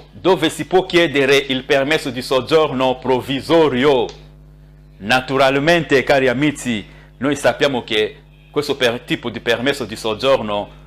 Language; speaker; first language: Italian; non-native, fluent; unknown